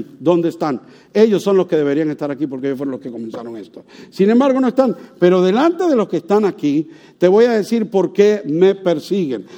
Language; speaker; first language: Spanish; native; Spanish